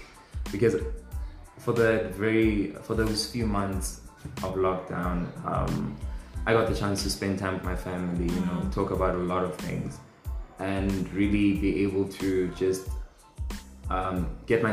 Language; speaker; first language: English; non-native, local second language; Tswana